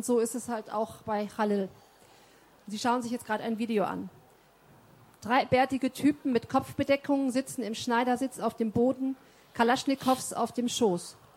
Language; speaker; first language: German; native; German